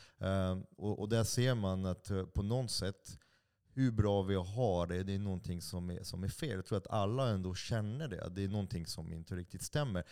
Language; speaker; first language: Swedish; non-native, fluent; French